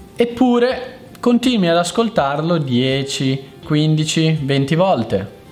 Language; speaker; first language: Italian; native; Italian